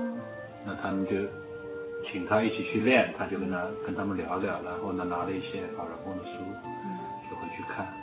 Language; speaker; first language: Chinese; native; Chinese